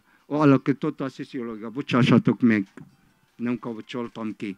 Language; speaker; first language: Hungarian; non-native, fluent; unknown